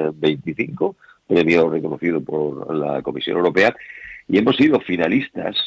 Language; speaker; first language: Spanish; native; Spanish